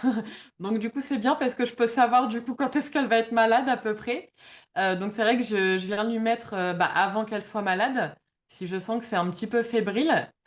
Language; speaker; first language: French; native; French